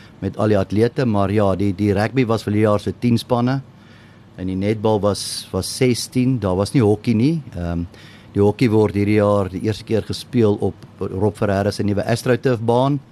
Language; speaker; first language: Afrikaans; native; Afrikaans